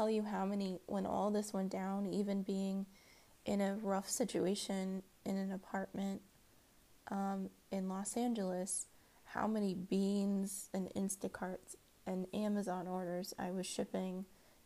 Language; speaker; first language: English; native; English